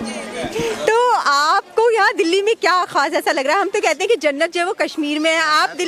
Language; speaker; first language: Hindi; native; Hindi